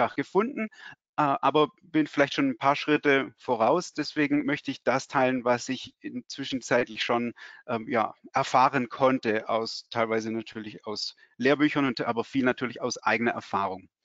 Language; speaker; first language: German; native; German